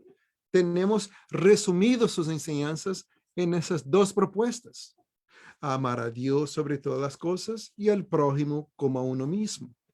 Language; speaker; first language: Spanish; non-native, fluent; Portuguese